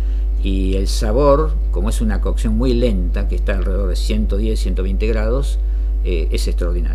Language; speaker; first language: Spanish; native; Spanish